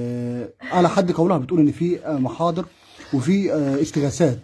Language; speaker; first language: Arabic; native; Arabic